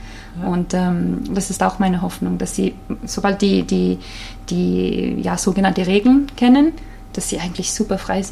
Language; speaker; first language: German; non-native, fluent; Japanese